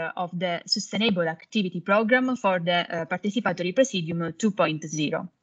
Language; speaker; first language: English; non-native, fluent; Italian